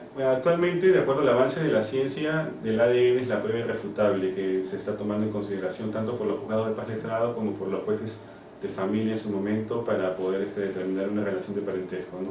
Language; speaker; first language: Spanish; native; Spanish